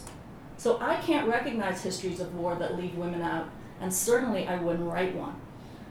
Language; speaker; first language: English; native; English